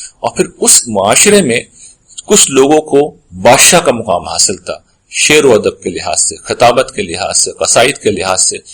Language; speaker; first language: Urdu; native; Urdu